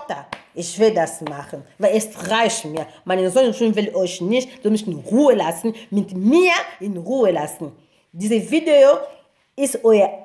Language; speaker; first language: German; non-native, learner; Lingala